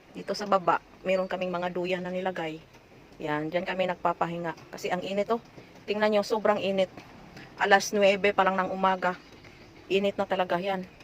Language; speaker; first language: Filipino; non-native, local second language; Cebuano